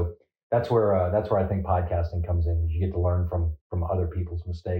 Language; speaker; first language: English; native; English